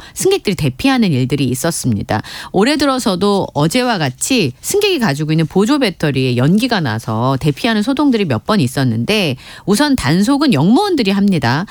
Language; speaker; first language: Korean; native; Korean